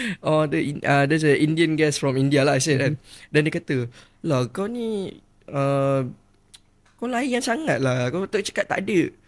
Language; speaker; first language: Malay; native; Malay